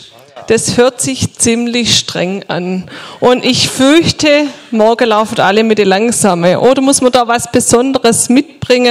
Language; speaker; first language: German; native; German